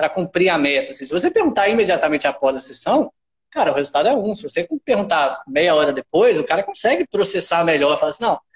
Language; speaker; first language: Portuguese; native; Portuguese